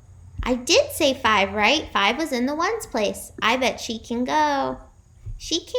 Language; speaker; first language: English; native; English